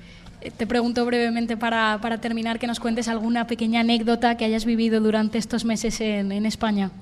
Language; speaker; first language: Spanish; native; Spanish